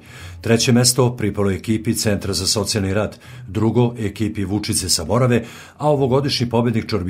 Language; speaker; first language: Serbian; native; Serbian